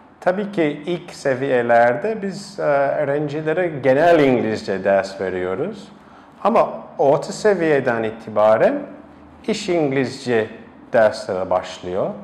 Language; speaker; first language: Turkish; non-native, fluent; English